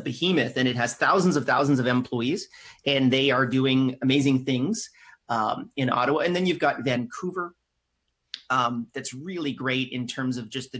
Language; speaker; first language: English; native; English